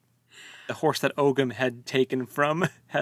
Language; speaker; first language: English; native; English